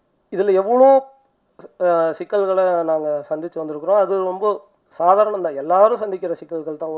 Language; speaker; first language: Tamil; native; Tamil